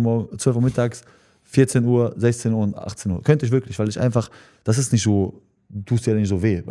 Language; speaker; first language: German; early bilingual, other home language; Chechen